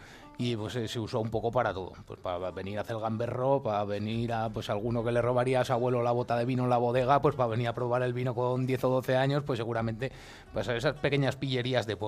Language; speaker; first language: Spanish; native; Spanish